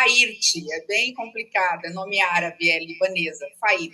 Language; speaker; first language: Portuguese; native; Portuguese